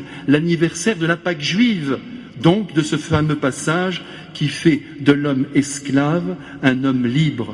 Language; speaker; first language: French; native; French